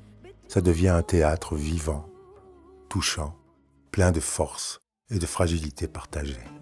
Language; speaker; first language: French; native; French